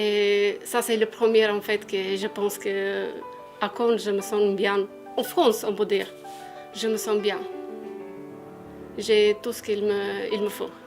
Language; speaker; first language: French; non-native, learner; Albanian